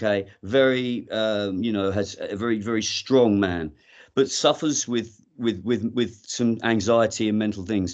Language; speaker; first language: English; native; English